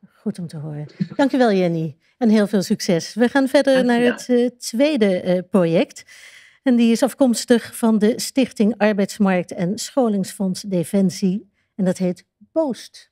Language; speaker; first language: Dutch; native; Dutch